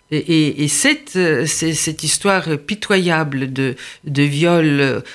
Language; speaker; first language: French; non-native, fluent; Bulgarian